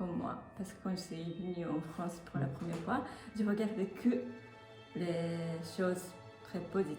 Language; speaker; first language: French; non-native, fluent; Japanese